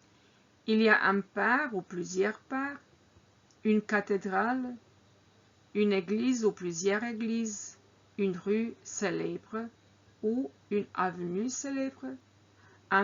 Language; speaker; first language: French; non-native, fluent; Croatian